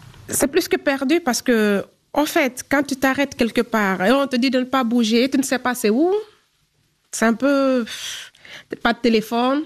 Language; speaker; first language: French; non-native, local second language; Fula